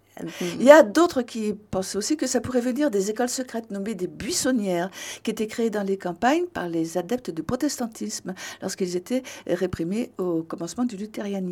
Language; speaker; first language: French; native; French